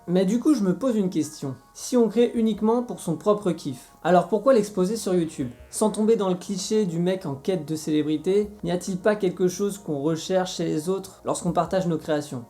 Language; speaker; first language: French; native; French